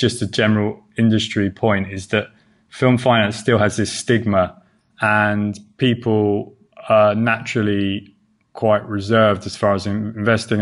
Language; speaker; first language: English; native; English